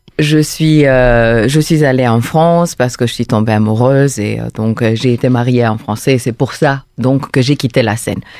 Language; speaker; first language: French; non-native, fluent; Romanian